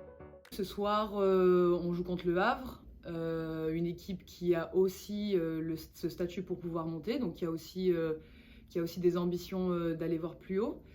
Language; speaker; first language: French; native; French